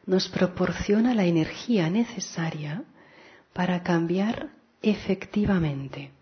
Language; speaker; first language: Spanish; non-native, local second language; Catalan